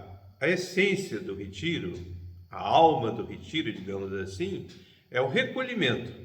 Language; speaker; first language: Portuguese; native; Portuguese